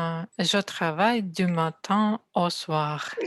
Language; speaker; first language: French; non-native, learner; Russian